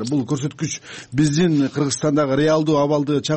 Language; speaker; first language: Kyrgyz; native; Kyrgyz